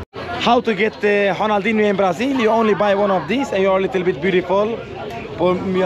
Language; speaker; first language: English; non-native, fluent; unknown